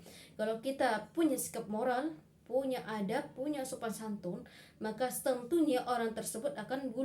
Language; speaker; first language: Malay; non-native, local second language; Madurese